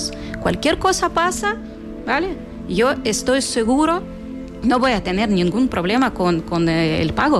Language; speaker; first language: Spanish; non-native, fluent; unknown